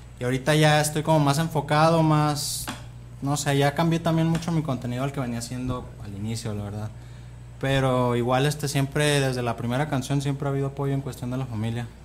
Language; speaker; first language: Spanish; native; Spanish